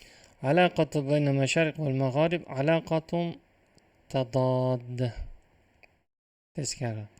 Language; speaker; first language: Arabic; non-native, fluent; Uzbek